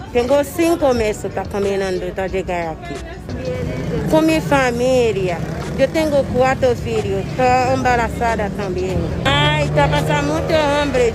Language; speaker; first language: Spanish; non-native, learner; Haitian Creole